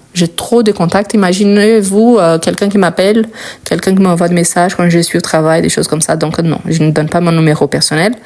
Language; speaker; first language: French; non-native, fluent; Portuguese